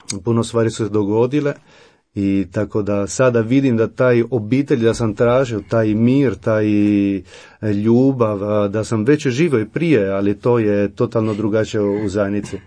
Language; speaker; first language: Croatian; non-native, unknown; Italian